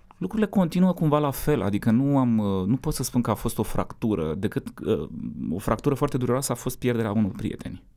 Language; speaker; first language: Romanian; native; Romanian